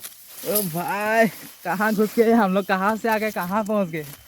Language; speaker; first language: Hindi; non-native, local second language; Assamese